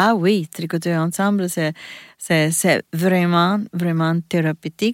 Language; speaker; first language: French; non-native, learner; Italian